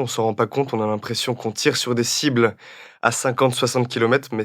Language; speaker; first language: French; native; French